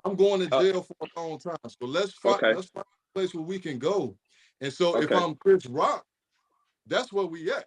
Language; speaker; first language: English; native; English